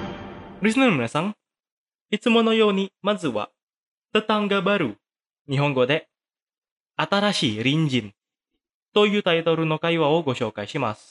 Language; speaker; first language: Japanese; non-native, fluent; Indonesian